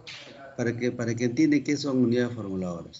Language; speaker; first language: Spanish; native; Spanish